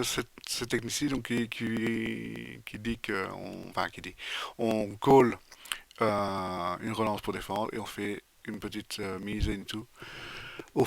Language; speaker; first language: French; native; French